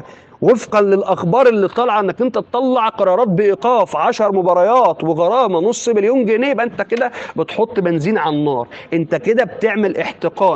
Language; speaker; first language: Arabic; native; Arabic